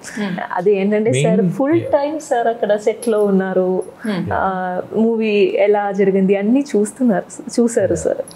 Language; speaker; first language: Telugu; non-native, fluent; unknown